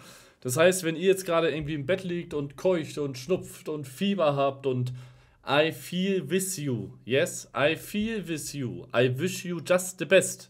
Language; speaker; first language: German; native; German